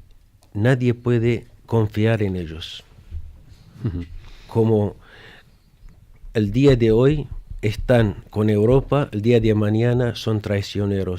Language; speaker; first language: Spanish; non-native, fluent; Arabic